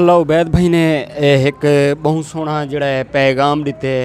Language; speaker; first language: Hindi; non-native, local second language; Saraiki